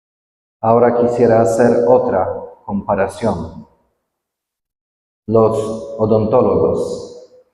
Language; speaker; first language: Spanish; non-native, fluent; Polish